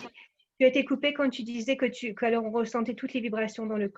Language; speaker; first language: French; native; French